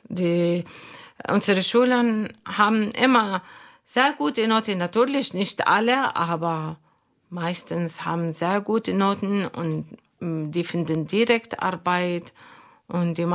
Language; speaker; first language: German; non-native, learner; Arabic